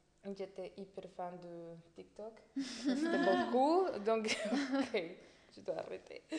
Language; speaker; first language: French; non-native, fluent; Spanish